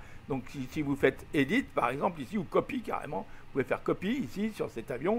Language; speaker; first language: French; native; French